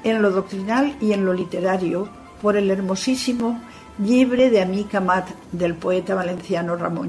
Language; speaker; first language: Spanish; native; Spanish